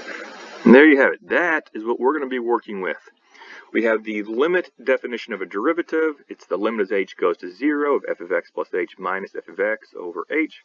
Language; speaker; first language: English; native; English